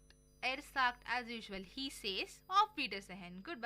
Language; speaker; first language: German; non-native, learner; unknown